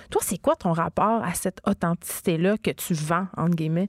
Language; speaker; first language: French; native; French